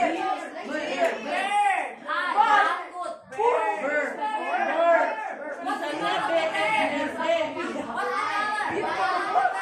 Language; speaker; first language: English; non-native, learner; Indonesian